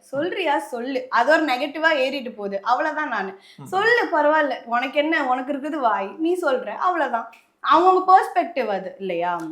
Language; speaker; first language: Tamil; native; Tamil